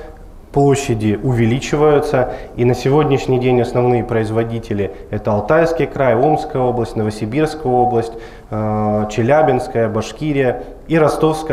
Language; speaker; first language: Russian; native; Russian